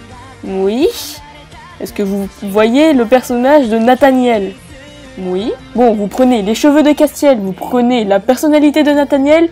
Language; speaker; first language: French; native; French